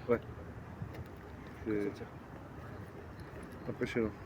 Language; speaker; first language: French; native; French